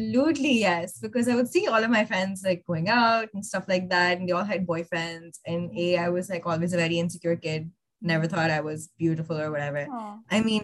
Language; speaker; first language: English; non-native, local second language; Urdu